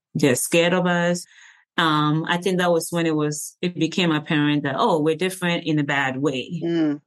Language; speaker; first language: English; early bilingual, other home language; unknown